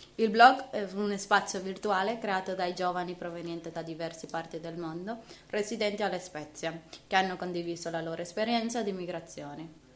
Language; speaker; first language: Italian; non-native, fluent; Spanish